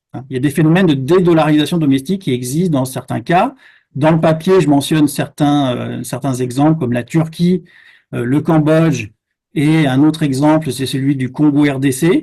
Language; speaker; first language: French; native; French